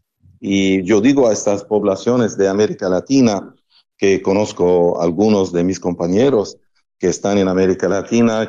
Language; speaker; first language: Spanish; non-native, fluent; Arabic